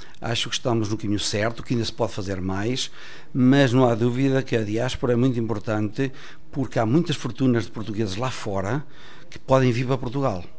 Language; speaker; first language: Portuguese; native; Portuguese